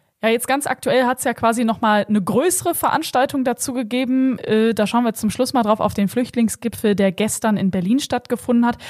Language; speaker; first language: German; native; German